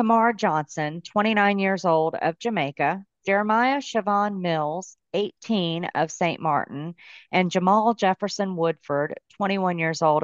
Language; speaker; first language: English; native; English